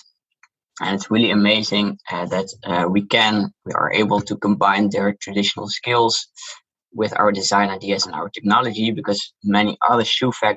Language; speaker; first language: English; non-native, fluent; Dutch